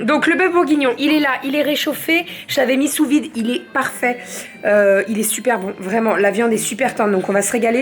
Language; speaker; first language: French; native; French